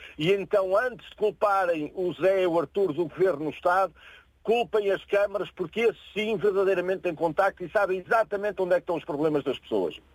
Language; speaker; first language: Portuguese; native; Portuguese